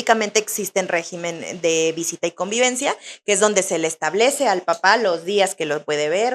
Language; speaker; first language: Spanish; native; Spanish